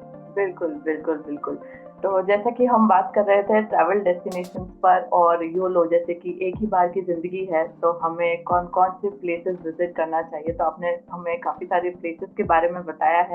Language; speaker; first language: Hindi; native; Hindi